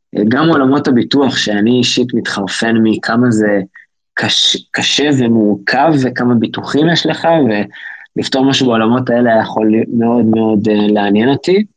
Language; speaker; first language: Hebrew; native; Hebrew